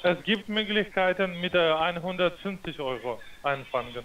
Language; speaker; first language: German; non-native, fluent; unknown